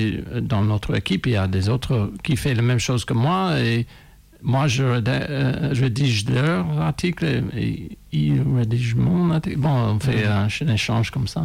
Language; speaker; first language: French; non-native, fluent; English